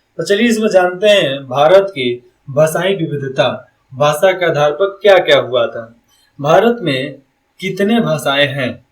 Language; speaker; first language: Hindi; native; Hindi